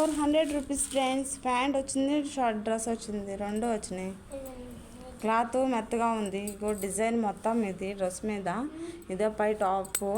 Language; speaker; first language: Telugu; native; Telugu